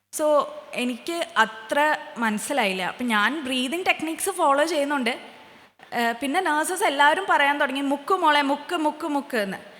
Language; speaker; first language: Malayalam; early bilingual, heritage; Malayalam